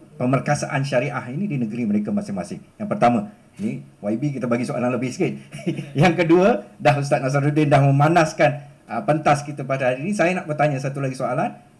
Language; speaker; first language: Malay; native; Malay